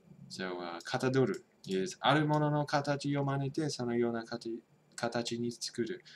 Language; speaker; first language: Japanese; non-native, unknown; English